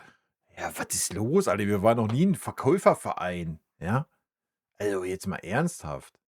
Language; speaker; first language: German; native; German